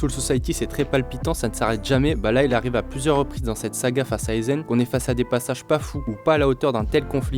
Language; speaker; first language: French; native; French